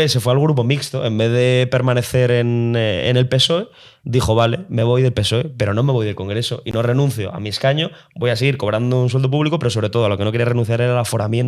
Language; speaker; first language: Spanish; native; Spanish